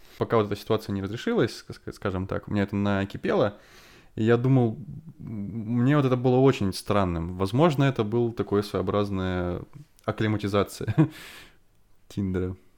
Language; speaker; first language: Russian; native; Russian